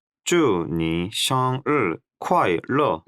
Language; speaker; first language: Chinese; non-native, learner; Korean